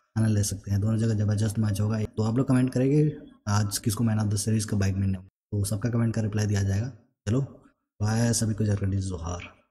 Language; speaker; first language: Hindi; native; Hindi